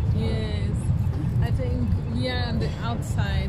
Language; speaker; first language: English; non-native, fluent; Portuguese